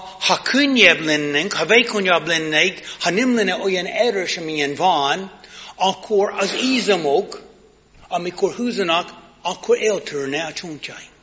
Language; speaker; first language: Hungarian; non-native, learner; English